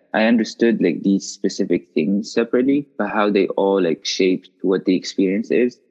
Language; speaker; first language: English; non-native, fluent; Arabic